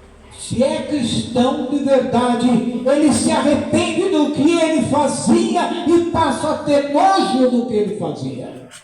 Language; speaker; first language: Portuguese; native; Portuguese